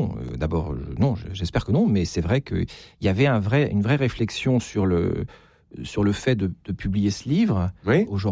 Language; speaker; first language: French; native; French